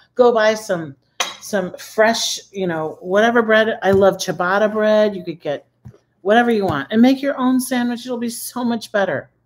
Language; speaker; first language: English; native; English